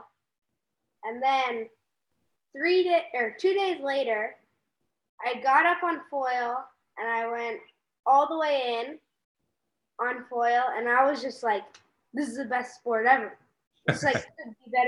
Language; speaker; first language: English; native; English